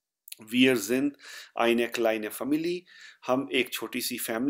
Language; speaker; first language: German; non-native, fluent; Urdu